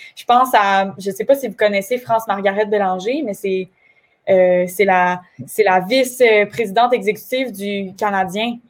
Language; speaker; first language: French; native; French